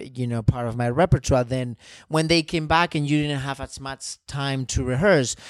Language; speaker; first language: English; non-native, fluent; Spanish